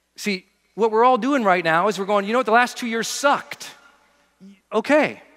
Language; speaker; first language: English; native; English